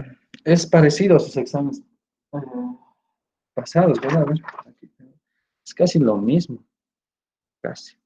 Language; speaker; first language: Spanish; native; Spanish